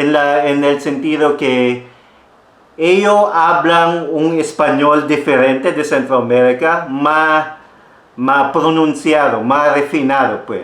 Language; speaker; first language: Spanish; non-native, fluent; Filipino